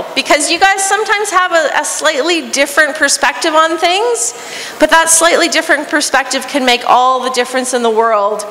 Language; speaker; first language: English; native; English